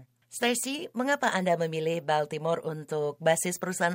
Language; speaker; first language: Indonesian; native; Indonesian